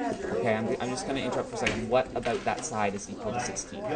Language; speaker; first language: English; native; English